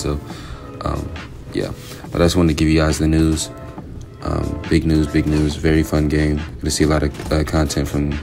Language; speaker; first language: English; native; English